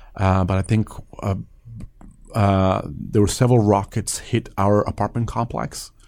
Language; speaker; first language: English; early bilingual, other home language; Persian